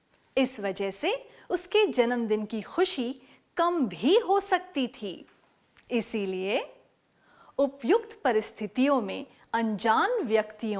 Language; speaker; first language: Hindi; native; Hindi